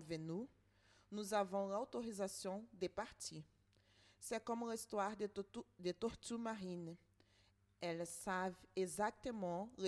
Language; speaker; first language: French; non-native, learner; Portuguese